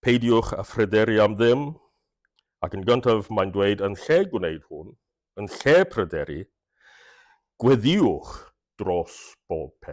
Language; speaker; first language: Welsh; non-native, fluent; English